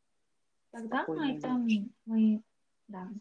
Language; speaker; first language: Russian; non-native, learner; Korean